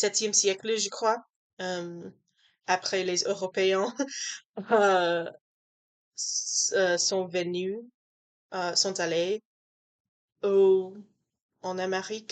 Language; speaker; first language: French; non-native, learner; English